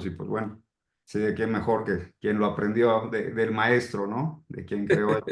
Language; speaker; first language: Spanish; native; Spanish